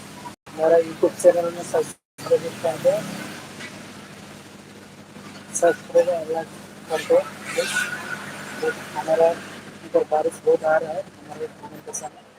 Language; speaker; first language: Hindi; non-native, local second language; Kok Borok